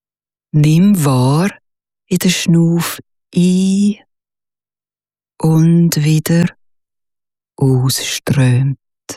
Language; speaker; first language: German; native; German